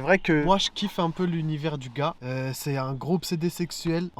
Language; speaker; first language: French; native; French